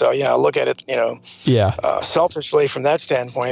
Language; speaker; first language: English; native; English